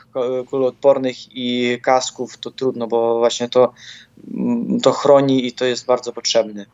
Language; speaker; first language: Polish; non-native, fluent; Ukrainian